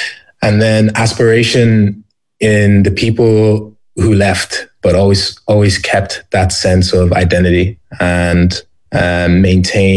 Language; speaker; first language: English; native; English